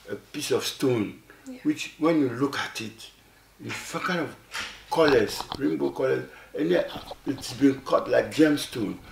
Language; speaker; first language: English; non-native, local second language; Ewe